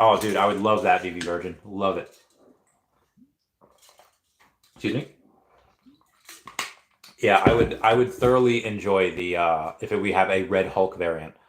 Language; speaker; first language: English; native; English